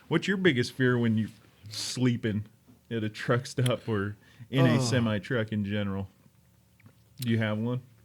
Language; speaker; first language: English; native; English